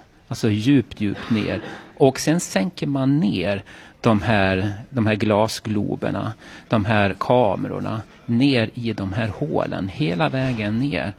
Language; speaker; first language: Swedish; native; Swedish